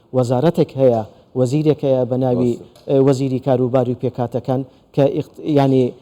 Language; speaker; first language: Central Kurdish; non-native, local second language; Turkish